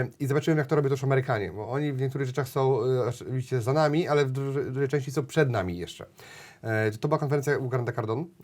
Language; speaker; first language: Polish; native; Polish